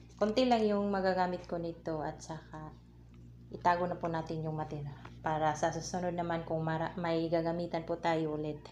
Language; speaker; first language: Filipino; non-native, local second language; Cebuano